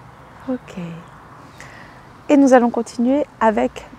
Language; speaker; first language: French; native; French